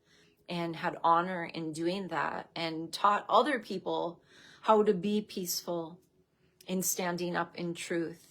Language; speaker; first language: English; native; English